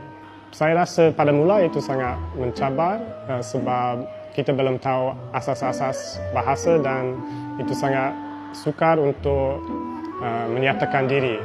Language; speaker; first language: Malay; non-native, fluent; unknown